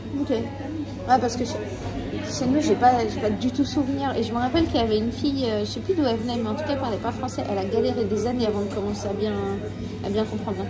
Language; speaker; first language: French; native; French